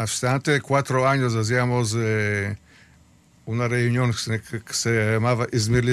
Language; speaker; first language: Spanish; early bilingual, heritage; Spanish